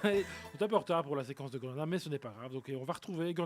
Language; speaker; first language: French; native; French